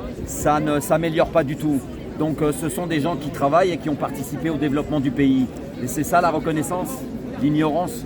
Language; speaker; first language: French; native; French